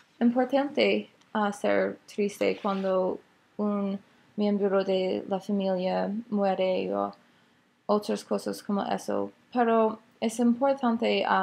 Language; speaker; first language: Spanish; non-native, learner; English